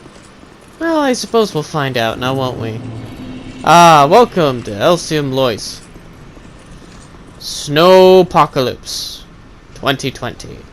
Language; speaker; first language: English; native; English